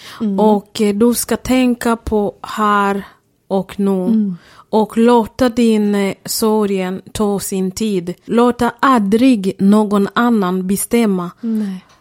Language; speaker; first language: Swedish; non-native, fluent; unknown